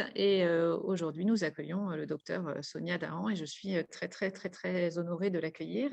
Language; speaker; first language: French; native; French